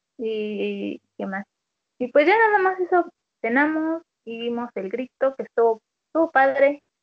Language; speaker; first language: Spanish; native; Spanish